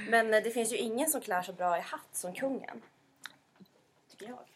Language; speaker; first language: Swedish; native; Swedish